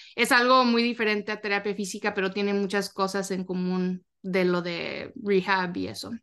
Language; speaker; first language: Spanish; early bilingual, heritage; Spanish